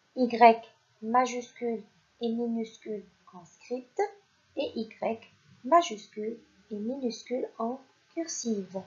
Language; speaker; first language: French; non-native, local second language; Arabic